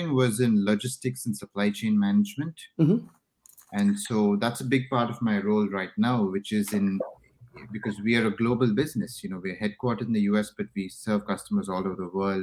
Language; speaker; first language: English; non-native, local second language; Tamil